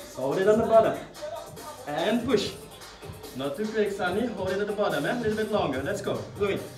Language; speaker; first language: English; non-native, fluent; Dutch